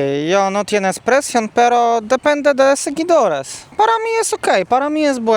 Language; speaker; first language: Spanish; non-native, learner; Polish